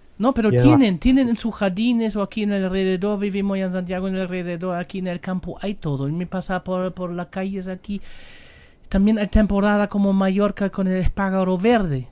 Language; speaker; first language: Spanish; non-native, learner; German